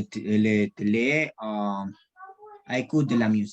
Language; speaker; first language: French; non-native, learner; Spanish